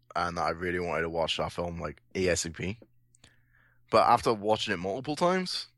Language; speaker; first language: English; native; English